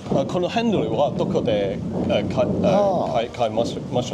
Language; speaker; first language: Japanese; non-native, learner; Cantonese